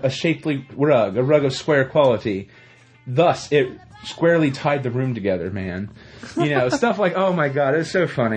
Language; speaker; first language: English; native; English